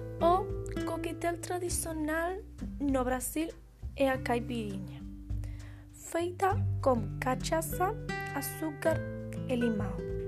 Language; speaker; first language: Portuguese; non-native, learner; Spanish